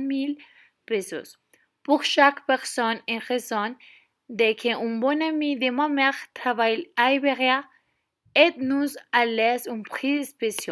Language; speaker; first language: French; non-native, learner; Spanish